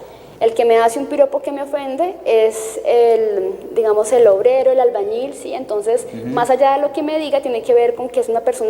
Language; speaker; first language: Spanish; native; Spanish